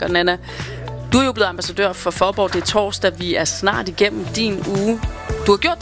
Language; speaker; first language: Danish; native; Danish